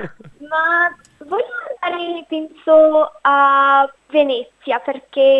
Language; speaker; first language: Italian; non-native, learner; English